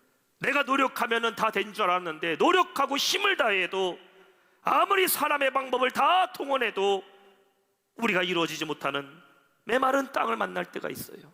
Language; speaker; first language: Korean; native; Korean